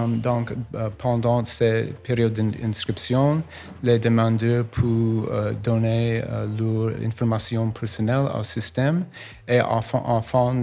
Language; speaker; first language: French; non-native, learner; English